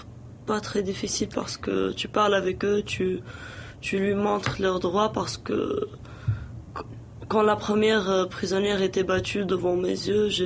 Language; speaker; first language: French; non-native, local second language; Arabic